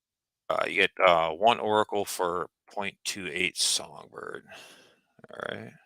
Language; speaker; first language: English; native; English